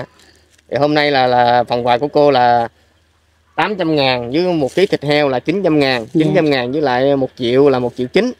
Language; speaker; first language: Vietnamese; native; Vietnamese